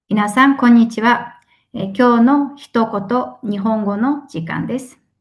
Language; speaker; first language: Japanese; non-native, fluent; Mongolian